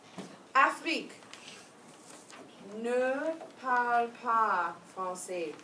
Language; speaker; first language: French; non-native, fluent; English